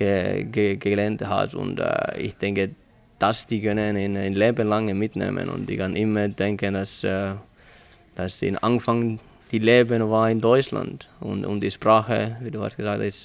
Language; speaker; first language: German; non-native, learner; Finnish